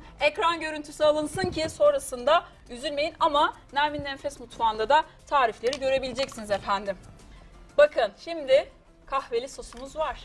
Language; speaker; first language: Turkish; native; Turkish